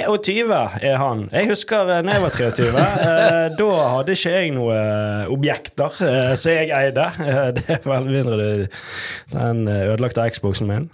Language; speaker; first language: Norwegian; native; Norwegian